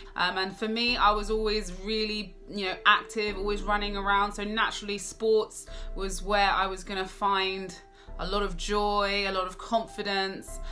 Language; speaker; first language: English; native; English